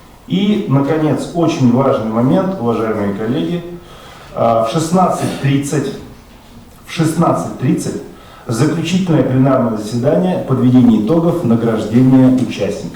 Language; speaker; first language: Russian; native; Russian